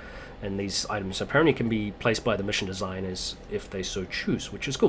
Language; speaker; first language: English; native; English